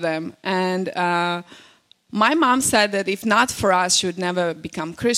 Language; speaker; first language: English; non-native, fluent; Russian